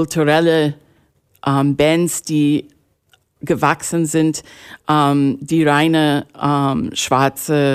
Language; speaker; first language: German; non-native, fluent; English